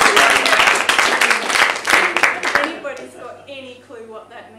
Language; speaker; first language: English; native; English